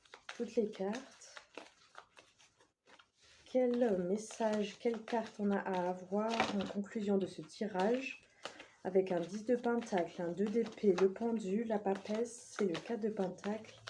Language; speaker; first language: French; native; French